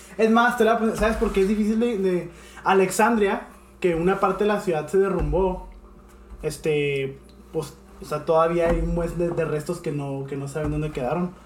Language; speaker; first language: Spanish; native; Spanish